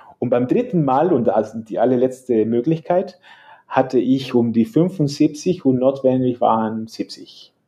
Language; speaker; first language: German; non-native, fluent; Spanish